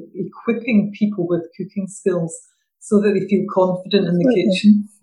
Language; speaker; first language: English; native; English